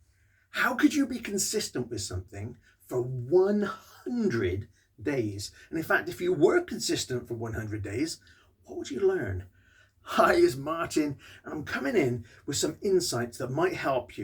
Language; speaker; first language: English; native; English